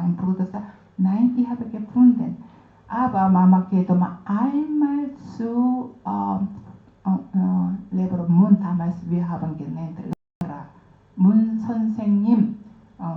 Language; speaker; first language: German; non-native, learner; Korean